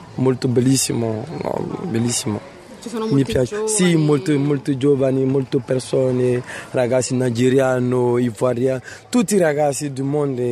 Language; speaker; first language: Italian; non-native, learner; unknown